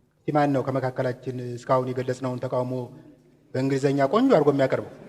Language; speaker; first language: Amharic; native; Amharic